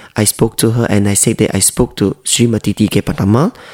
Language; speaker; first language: English; non-native, local second language; Hakka Chinese